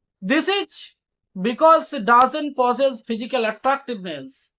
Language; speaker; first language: English; non-native, local second language; Bangla